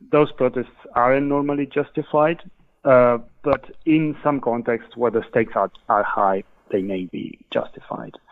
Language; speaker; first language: English; non-native, fluent; Spanish